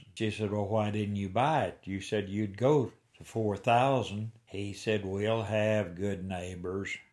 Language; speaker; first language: English; native; English